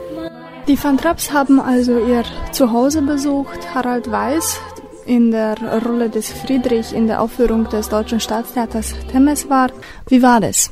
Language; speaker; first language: German; native; German